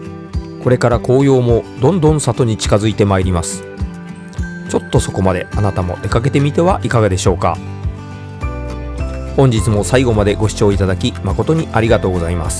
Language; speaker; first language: Japanese; native; Japanese